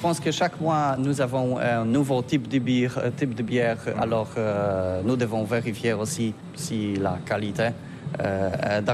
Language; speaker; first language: French; non-native, learner; Polish